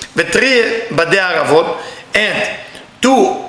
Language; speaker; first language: English; non-native, learner; Hebrew